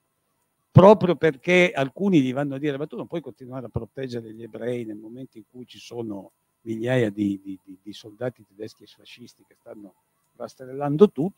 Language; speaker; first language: Italian; native; Italian